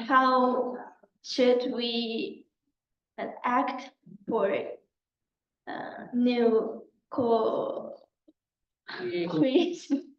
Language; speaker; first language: English; non-native, learner; Japanese